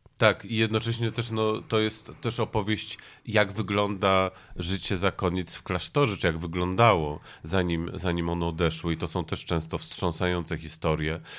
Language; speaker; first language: Polish; native; Polish